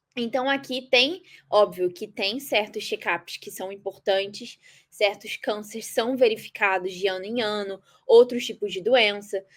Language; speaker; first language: Portuguese; native; Portuguese